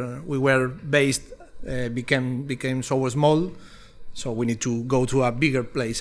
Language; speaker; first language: English; non-native, fluent; Spanish